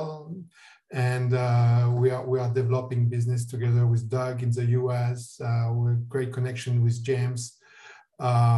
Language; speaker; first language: English; non-native, fluent; French